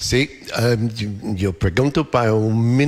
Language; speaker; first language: Spanish; non-native, learner; English